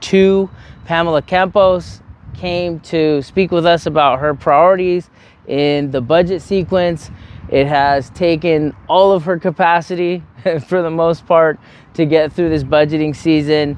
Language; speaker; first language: English; native; English